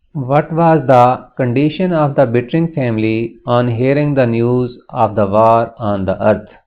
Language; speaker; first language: English; non-native, local second language; Urdu